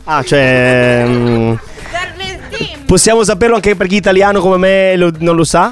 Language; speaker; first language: Italian; native; Italian